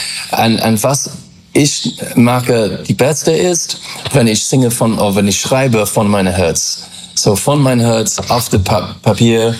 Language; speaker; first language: German; non-native, learner; English